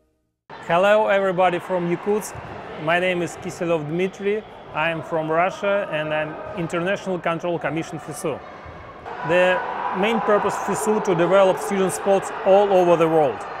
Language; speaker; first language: English; non-native, learner; Russian